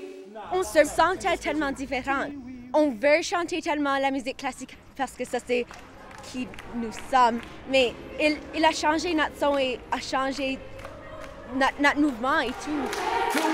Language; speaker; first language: French; non-native, local second language; English